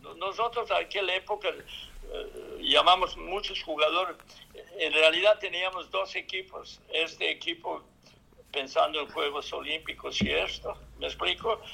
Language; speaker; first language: Spanish; non-native, fluent; Serbian